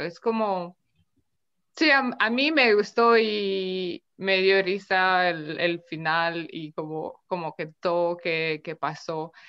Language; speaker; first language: Spanish; non-native, fluent; Romanian